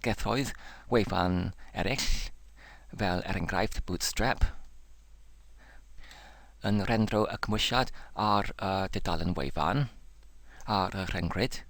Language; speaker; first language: Welsh; non-native, learner; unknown